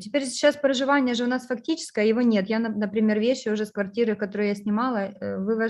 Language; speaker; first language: Russian; native; Russian